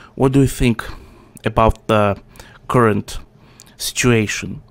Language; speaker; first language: English; non-native, fluent; Russian